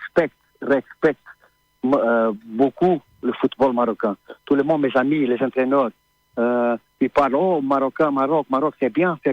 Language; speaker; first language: French; non-native, learner; Portuguese